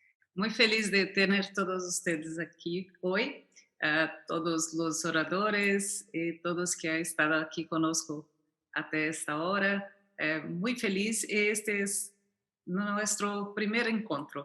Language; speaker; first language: Spanish; non-native, fluent; Portuguese